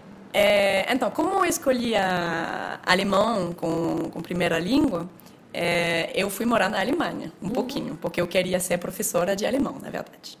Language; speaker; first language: Portuguese; non-native, fluent; French